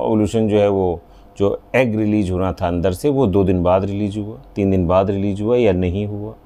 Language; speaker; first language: Hindi; native; Hindi